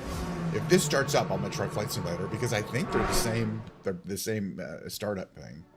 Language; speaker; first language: English; native; English